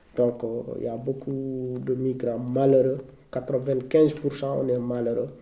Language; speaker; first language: French; non-native, local second language; Fula